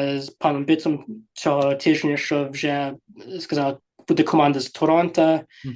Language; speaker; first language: Polish; early bilingual, heritage; English